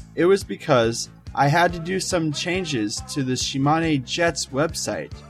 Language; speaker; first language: English; native; English